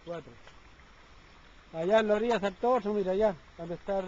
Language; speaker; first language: Spanish; native; Spanish